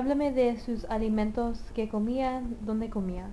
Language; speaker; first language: Spanish; early bilingual, heritage; Spanish